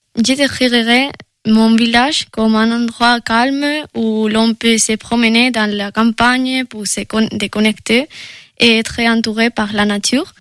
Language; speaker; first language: French; non-native, fluent; Spanish